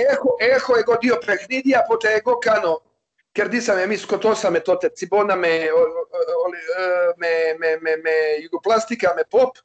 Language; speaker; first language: Greek; non-native, learner; Serbian